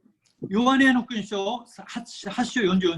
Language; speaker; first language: Japanese; non-native, fluent; Korean